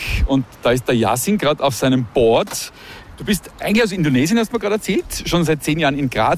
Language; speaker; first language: German; native; German